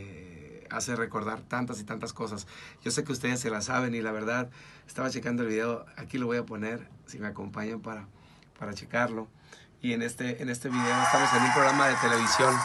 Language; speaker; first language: Spanish; native; Spanish